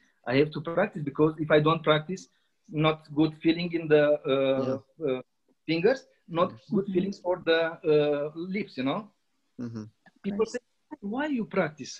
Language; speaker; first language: English; non-native, learner; Romanian